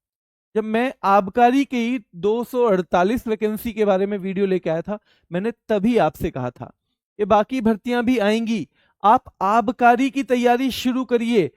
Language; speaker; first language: Hindi; native; Hindi